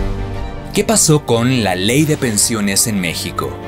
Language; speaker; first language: Spanish; native; Spanish